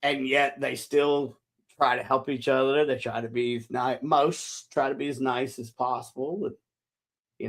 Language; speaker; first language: English; native; English